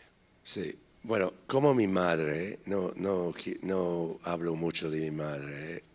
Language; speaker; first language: Spanish; non-native, fluent; English